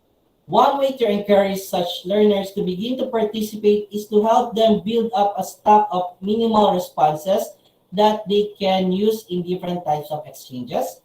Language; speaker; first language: English; non-native, local second language; Filipino